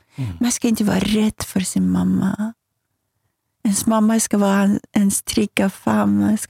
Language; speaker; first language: Swedish; non-native, fluent; Persian